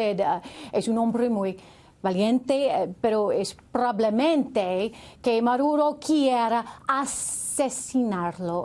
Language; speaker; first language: Spanish; non-native, learner; English